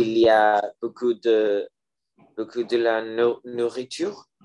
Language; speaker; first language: French; non-native, learner; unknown